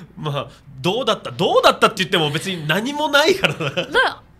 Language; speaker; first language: Japanese; native; Japanese